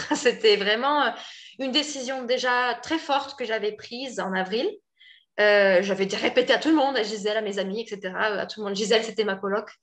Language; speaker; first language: French; native; French